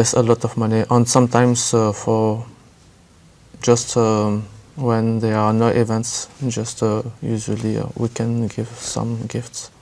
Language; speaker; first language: English; non-native, learner; French